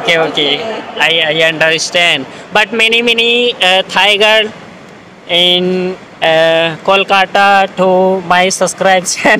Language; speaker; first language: English; non-native, learner; Hindi